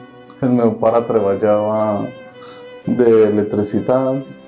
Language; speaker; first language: Catalan; early bilingual, other home language; Spanish